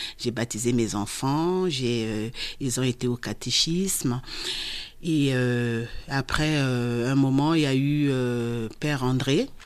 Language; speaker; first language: French; non-native, local second language; Lingala